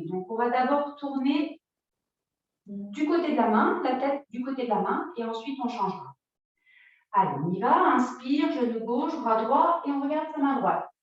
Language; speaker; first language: French; native; French